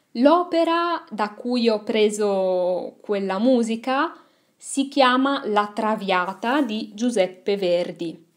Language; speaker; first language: Italian; native; Italian